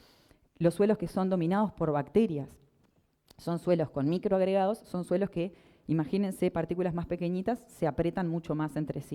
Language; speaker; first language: Spanish; native; Spanish